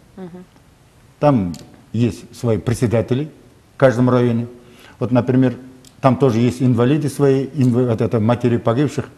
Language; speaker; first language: Russian; non-native, local second language; Kazakh